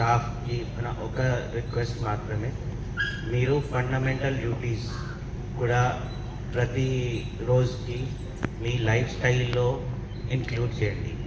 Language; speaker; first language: Telugu; non-native, learner; Hindi